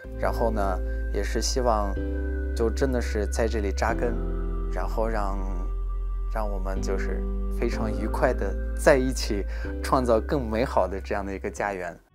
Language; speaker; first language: Chinese; non-native, fluent; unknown